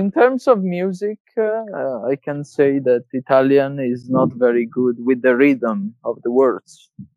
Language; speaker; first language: English; non-native, fluent; Italian